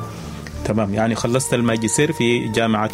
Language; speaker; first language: Arabic; non-native, fluent; Turkish